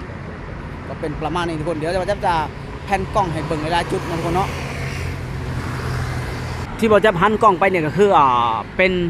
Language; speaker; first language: Thai; non-native, local second language; Northeastern Thai